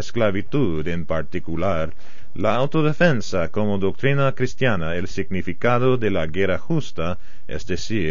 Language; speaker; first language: Spanish; non-native, fluent; English